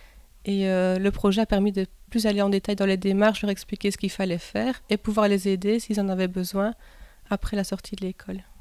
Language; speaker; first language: French; native; French